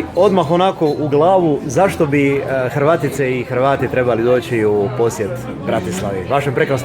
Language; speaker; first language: Croatian; native; Croatian